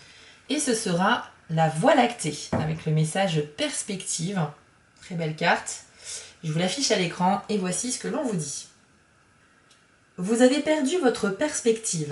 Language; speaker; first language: French; native; French